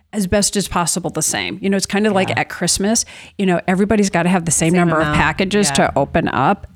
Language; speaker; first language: English; native; English